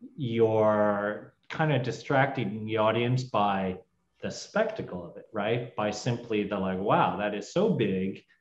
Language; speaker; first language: English; native; English